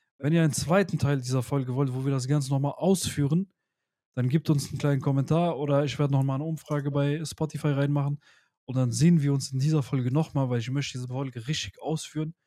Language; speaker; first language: German; early bilingual, other home language; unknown